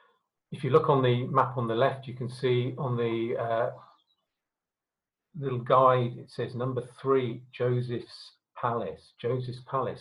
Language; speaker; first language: English; native; English